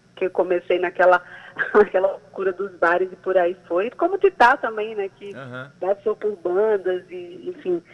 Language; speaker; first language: Portuguese; native; Portuguese